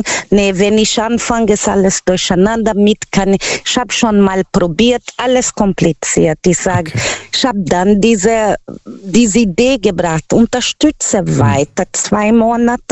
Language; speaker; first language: German; non-native, learner; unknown